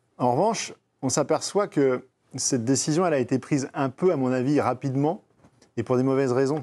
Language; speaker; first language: French; native; French